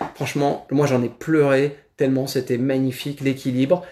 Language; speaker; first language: French; native; French